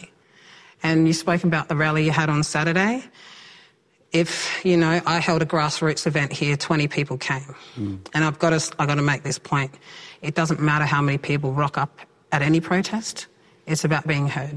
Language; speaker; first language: English; native; English